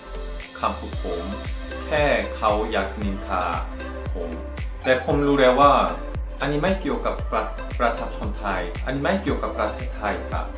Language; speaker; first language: Thai; non-native, fluent; Korean